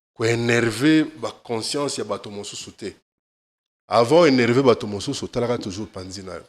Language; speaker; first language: Lingala; native; Lingala